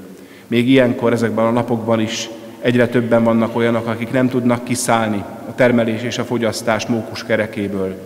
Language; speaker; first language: Hungarian; native; Hungarian